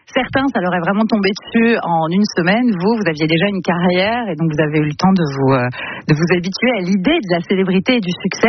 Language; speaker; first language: French; native; French